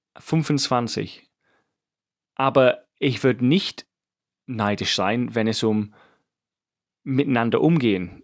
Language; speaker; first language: German; non-native, fluent; English